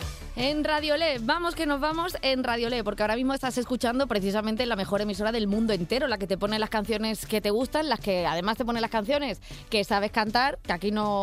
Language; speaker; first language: Spanish; native; Spanish